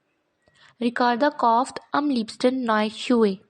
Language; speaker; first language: German; non-native, fluent; Urdu